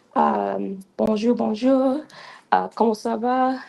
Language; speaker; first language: French; non-native, learner; English